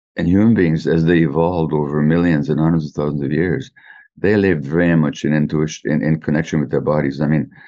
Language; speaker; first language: English; native; English